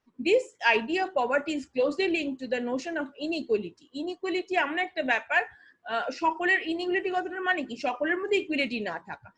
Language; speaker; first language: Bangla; native; Bangla